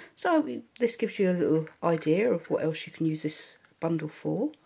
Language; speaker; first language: English; native; English